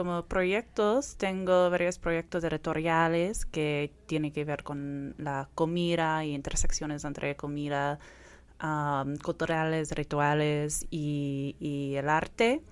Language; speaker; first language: Spanish; non-native, fluent; English